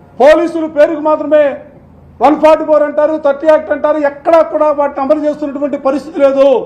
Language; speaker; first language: Telugu; native; Telugu